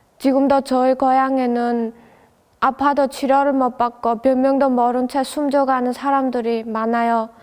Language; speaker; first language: Korean; native; Korean